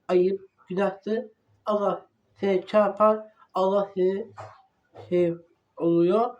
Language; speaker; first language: Turkish; non-native, learner; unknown